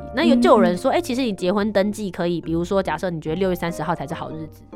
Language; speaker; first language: Chinese; native; Chinese